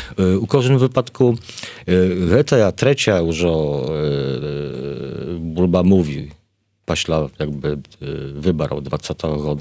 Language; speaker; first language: Polish; non-native, learner; Belarusian